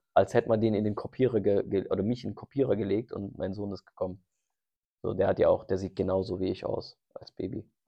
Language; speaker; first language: German; early bilingual, other home language; Turkish